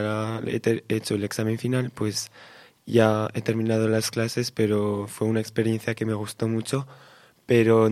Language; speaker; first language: Spanish; early bilingual, heritage; Spanish